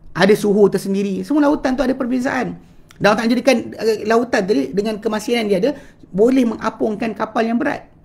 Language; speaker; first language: Malay; native; Malay